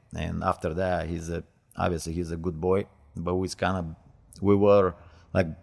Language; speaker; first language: English; non-native, learner; Bulgarian